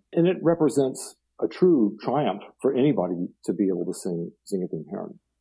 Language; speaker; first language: English; native; English